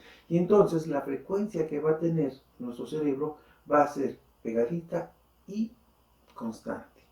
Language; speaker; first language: Spanish; native; Spanish